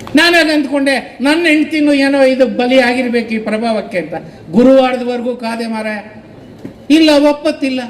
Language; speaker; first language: Kannada; non-native, local second language; Telugu